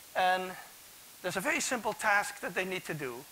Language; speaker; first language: English; non-native, fluent; Dutch